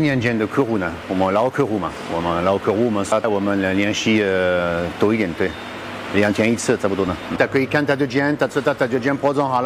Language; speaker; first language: Chinese; non-native, fluent; French